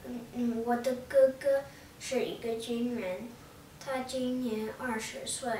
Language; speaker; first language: Chinese; non-native, learner; English